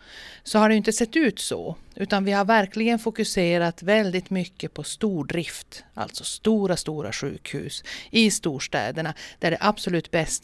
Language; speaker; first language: Swedish; native; Swedish